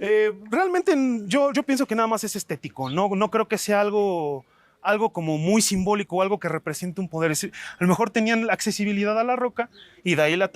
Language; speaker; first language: Spanish; native; Spanish